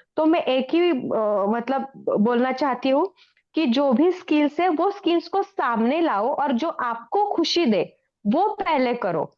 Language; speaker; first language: Hindi; non-native, local second language; Marathi